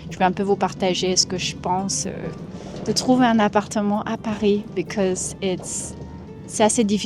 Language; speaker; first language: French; non-native, fluent; English